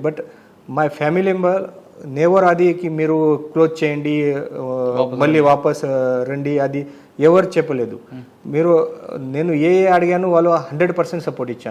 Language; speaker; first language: Telugu; non-native, local second language; Marathi